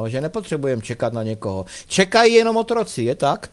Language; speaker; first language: Czech; native; Czech